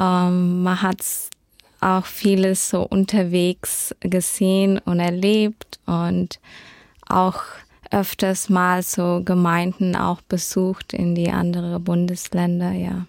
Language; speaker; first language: German; early bilingual, heritage; German